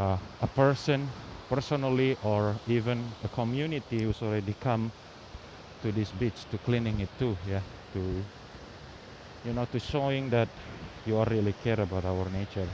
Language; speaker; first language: English; non-native, learner; Indonesian